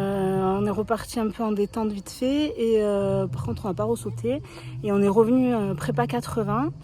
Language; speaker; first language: French; native; French